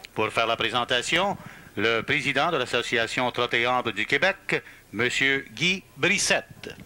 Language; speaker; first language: French; native; French